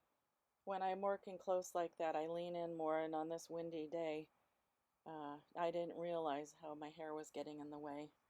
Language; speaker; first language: English; native; English